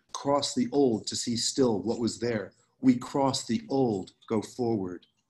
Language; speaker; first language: English; native; English